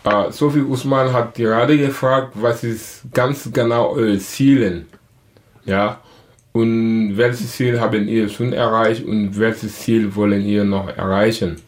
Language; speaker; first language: German; non-native, learner; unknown